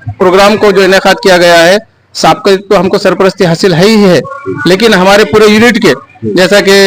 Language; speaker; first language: Hindi; non-native, local second language; Urdu